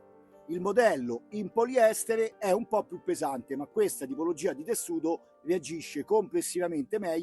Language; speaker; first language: Italian; native; Italian